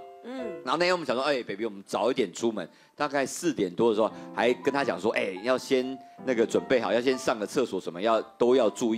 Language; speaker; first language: Chinese; native; Chinese